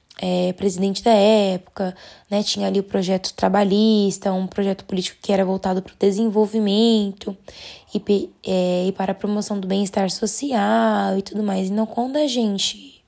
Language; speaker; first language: Portuguese; native; Portuguese